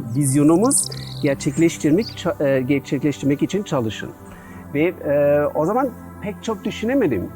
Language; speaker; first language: Turkish; non-native, learner; German